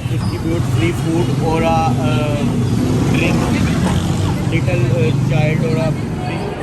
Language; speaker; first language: English; non-native, learner; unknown